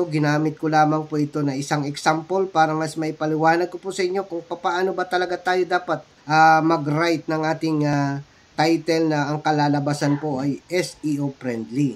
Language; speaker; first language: Filipino; native; Filipino